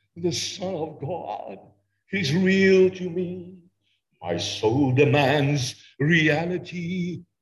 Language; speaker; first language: English; non-native, local second language; Afrikaans